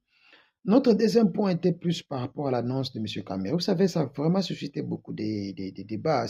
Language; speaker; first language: French; non-native, local second language; Lingala